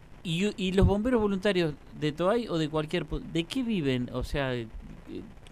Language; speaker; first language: Spanish; native; Spanish